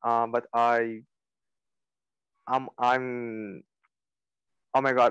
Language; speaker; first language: English; non-native, learner; Portuguese